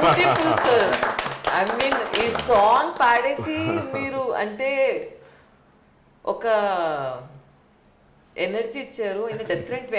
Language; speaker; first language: Telugu; non-native, local second language; Hindi